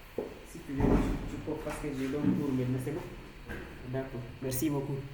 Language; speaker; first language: French; non-native, fluent; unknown